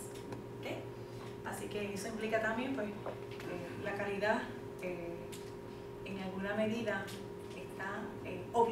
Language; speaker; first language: Spanish; native; Spanish